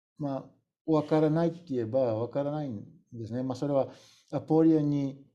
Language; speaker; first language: Japanese; non-native, fluent; Bulgarian